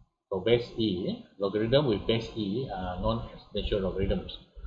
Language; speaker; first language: English; non-native, local second language; Malay